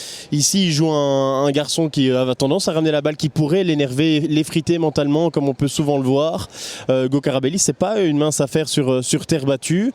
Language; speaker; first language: French; native; French